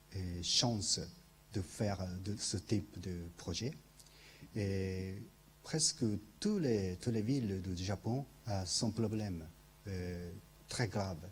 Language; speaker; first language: French; non-native, learner; Japanese